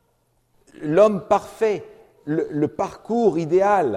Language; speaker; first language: French; native; French